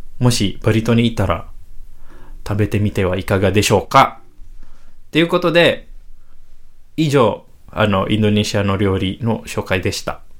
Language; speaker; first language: Japanese; non-native, fluent; Indonesian